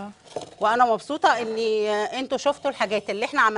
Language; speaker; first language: Arabic; native; Arabic